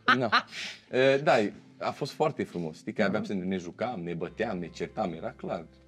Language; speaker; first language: Romanian; early bilingual, heritage; Romanian